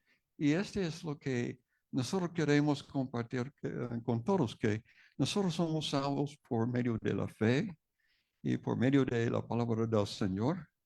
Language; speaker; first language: Spanish; non-native, fluent; English